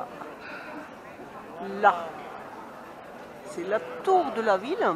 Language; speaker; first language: French; native; French